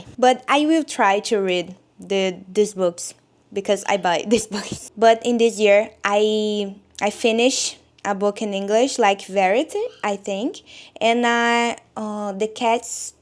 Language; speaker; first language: English; non-native, learner; Portuguese